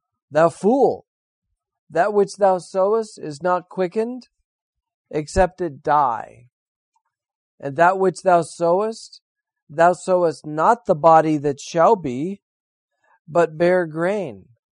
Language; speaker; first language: English; native; English